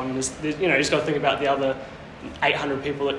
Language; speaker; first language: English; native; English